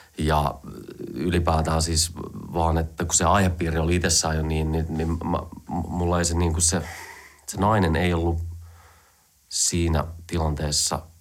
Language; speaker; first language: Finnish; native; Finnish